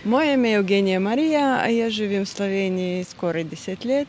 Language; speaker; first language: Slovenian; non-native, fluent; Russian